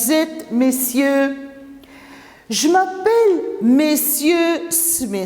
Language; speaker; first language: French; non-native, fluent; Maltese